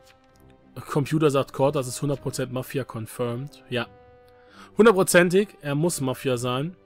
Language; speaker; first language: German; native; German